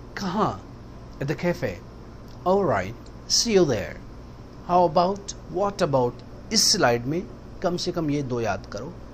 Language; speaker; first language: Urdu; non-native, local second language; Baluchi